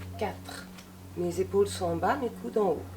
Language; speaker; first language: French; native; French